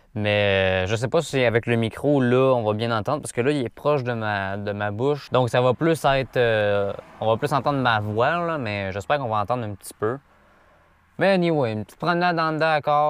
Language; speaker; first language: French; native; French